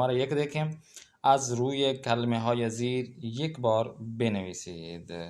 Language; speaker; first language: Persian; non-native, learner; Urdu